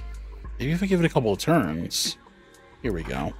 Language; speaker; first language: English; native; English